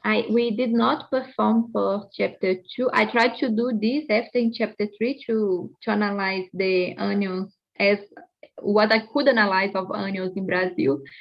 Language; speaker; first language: English; non-native, fluent; Portuguese